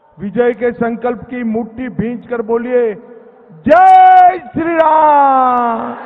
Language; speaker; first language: Hindi; non-native, local second language; Gujarati